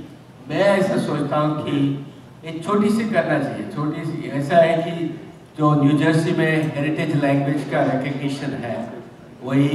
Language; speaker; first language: Hindi; non-native, local second language; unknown